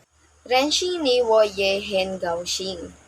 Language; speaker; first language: Chinese; non-native, learner; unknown